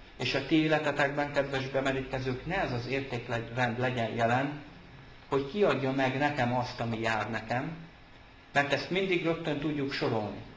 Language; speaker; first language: Hungarian; native; Hungarian